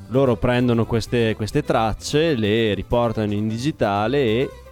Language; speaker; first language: Italian; native; Italian